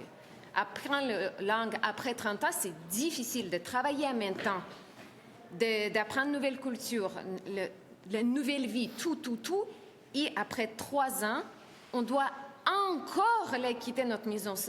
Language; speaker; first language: French; non-native, learner; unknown